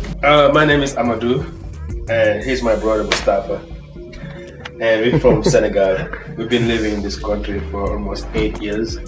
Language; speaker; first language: English; non-native, fluent; Wolof